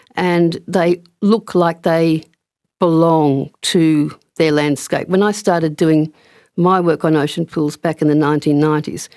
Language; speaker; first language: English; native; English